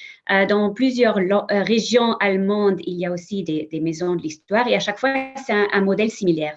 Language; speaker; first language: French; non-native, fluent; German